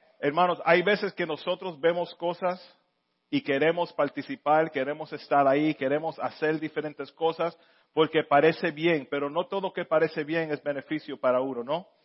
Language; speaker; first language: Spanish; early bilingual, heritage; Spanish